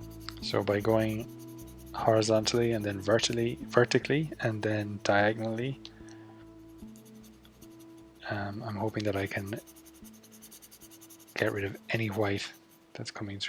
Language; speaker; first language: English; native; English